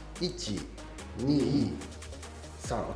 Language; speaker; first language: Japanese; non-native, learner; Korean